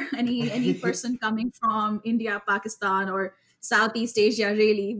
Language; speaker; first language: English; non-native, local second language; Urdu